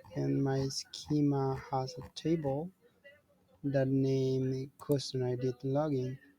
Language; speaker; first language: English; non-native, learner; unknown